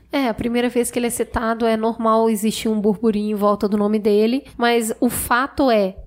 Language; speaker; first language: Portuguese; native; Portuguese